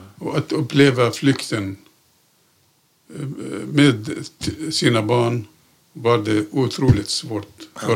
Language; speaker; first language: Swedish; non-native, fluent; Arabic